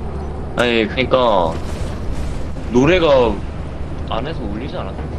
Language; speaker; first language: Korean; native; Korean